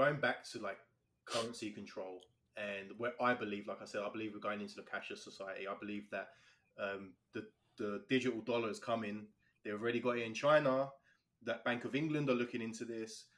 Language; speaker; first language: English; native; English